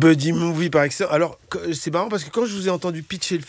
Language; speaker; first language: French; native; French